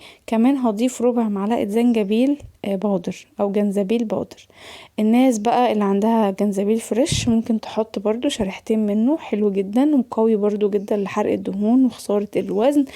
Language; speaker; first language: Arabic; native; Arabic